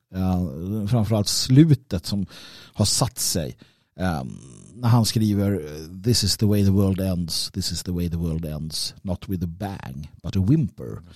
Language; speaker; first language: Swedish; native; Swedish